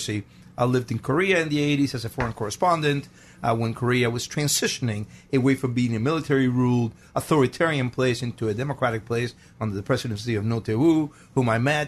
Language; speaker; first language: English; non-native, fluent; Spanish